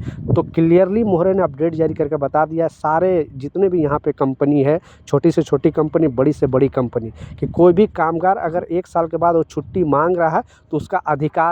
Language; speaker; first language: Hindi; native; Hindi